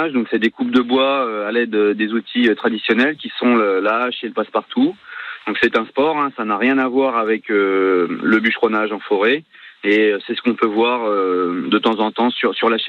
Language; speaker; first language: French; native; French